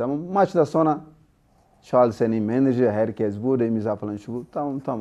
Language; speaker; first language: Turkish; non-native, learner; Portuguese